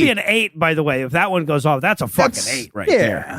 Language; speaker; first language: English; native; English